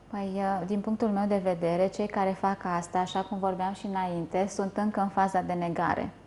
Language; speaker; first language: Romanian; native; Romanian